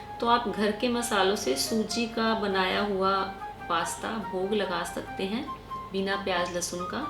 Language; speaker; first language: Hindi; native; Hindi